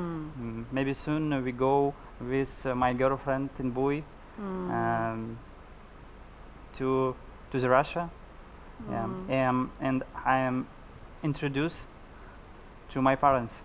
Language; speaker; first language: English; non-native, learner; Russian